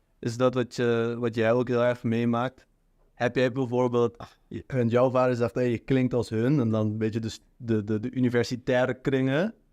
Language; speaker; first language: Dutch; non-native, local second language; Papiamento